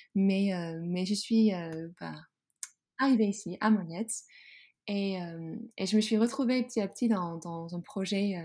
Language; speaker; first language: French; non-native, fluent; Dutch